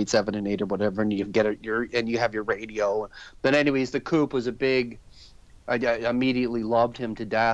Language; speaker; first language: English; native; English